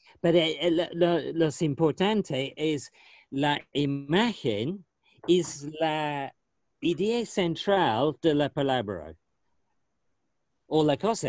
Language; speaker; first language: Spanish; non-native, learner; English